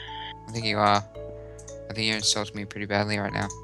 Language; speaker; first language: English; native; English